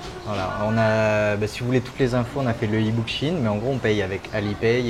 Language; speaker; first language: French; native; French